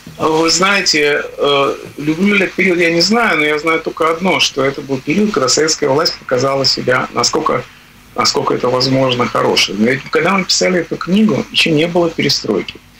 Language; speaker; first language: Russian; native; Russian